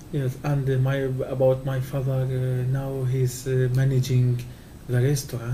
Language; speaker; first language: English; non-native, learner; Kurdish